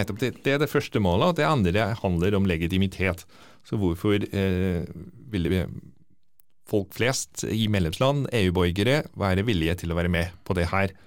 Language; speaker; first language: Norwegian; non-native, fluent; Dutch